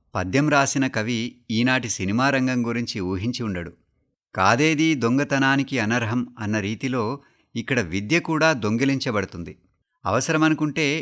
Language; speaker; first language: Telugu; native; Telugu